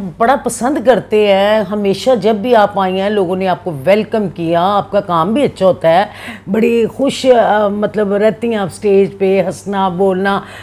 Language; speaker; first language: Urdu; non-native, local second language; Punjabi